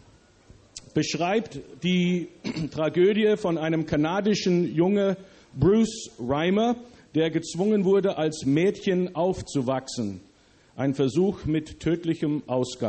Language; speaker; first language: German; early bilingual, other home language; English